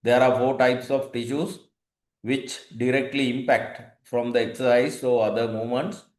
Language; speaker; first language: English; non-native, local second language; Sinhala